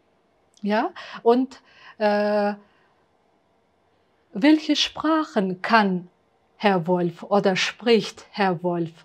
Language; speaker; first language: German; non-native, fluent; Uzbek